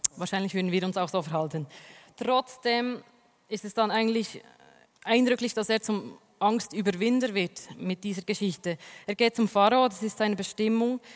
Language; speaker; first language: German; native; German